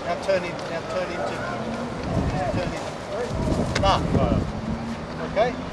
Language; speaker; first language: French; non-native, learner; English